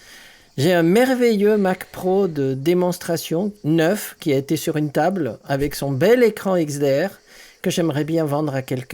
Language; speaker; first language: French; native; French